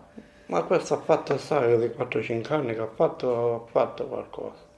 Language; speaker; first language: Italian; non-native, learner; Maltese